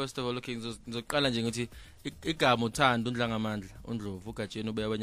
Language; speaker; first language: English; non-native, local second language; Zulu